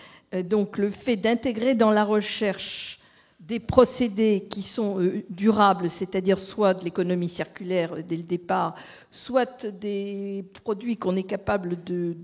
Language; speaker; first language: French; native; French